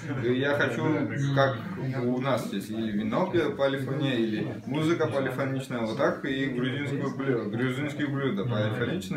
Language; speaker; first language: Russian; non-native, fluent; Georgian